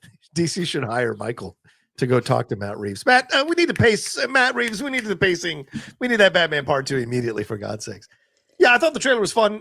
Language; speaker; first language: English; native; English